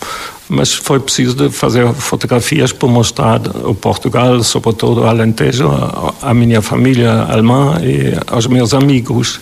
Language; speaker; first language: Portuguese; non-native, fluent; German